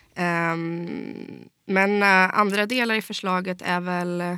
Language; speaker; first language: Swedish; native; Swedish